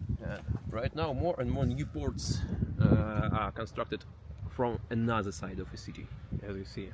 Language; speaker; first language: English; non-native, fluent; Russian